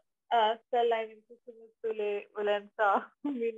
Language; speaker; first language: Finnish; non-native, learner; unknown